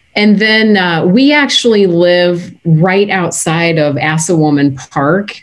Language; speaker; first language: English; native; English